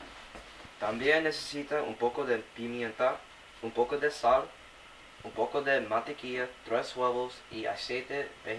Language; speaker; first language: Spanish; non-native, learner; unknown